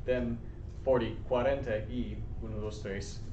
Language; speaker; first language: Spanish; non-native, fluent; English